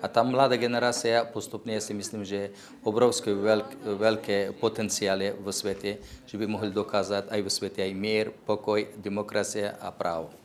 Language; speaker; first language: Slovak; non-native, fluent; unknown